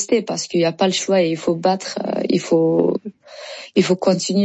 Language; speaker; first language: French; non-native, learner; Persian